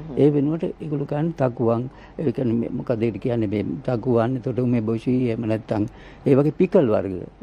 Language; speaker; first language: Sinhala; native; Sinhala